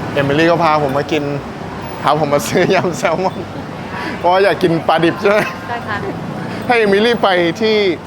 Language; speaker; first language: Thai; native; Thai